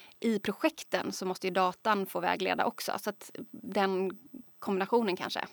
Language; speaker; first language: Swedish; native; Swedish